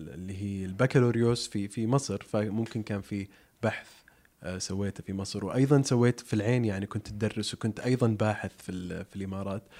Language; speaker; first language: Arabic; native; Arabic